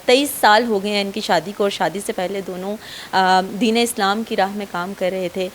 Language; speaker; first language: Urdu; native; Urdu